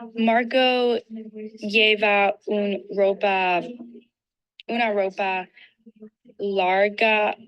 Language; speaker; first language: Spanish; non-native, learner; English